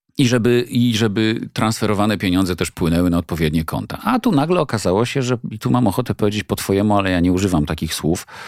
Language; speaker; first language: Polish; native; Polish